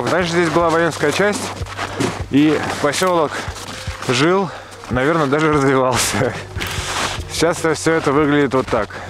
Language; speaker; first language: Russian; native; Russian